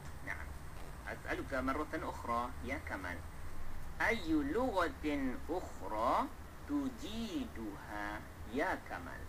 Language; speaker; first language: Arabic; non-native, fluent; Malay